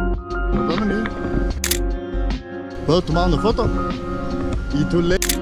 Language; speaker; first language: Spanish; non-native, learner; Danish